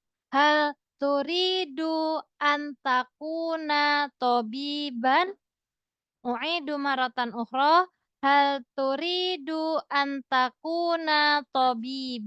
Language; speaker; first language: Arabic; non-native, fluent; Indonesian